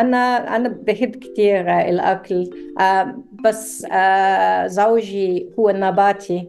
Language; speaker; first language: Arabic; non-native, learner; English